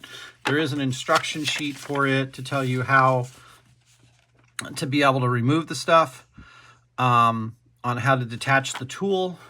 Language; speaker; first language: English; native; English